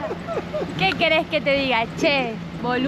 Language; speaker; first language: Spanish; non-native, learner; Portuguese